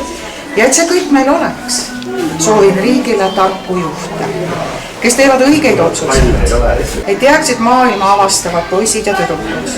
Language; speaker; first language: Estonian; native; Estonian